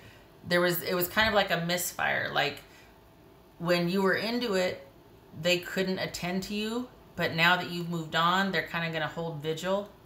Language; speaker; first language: English; native; English